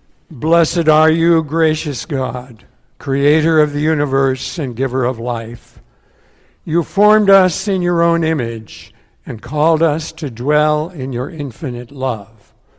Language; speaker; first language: English; native; English